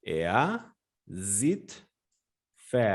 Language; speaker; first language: German; non-native, fluent; Portuguese